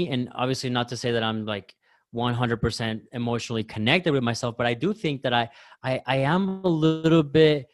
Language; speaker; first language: English; early bilingual, other home language; Spanish